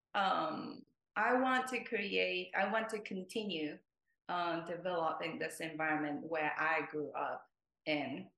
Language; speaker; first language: English; non-native, fluent; Japanese